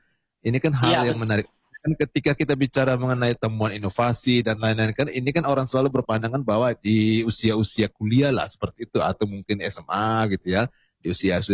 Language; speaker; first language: Indonesian; native; Indonesian